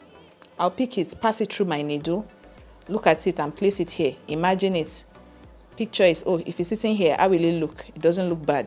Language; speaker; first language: English; native; English